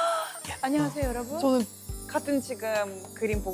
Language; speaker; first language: Korean; non-native, fluent; Russian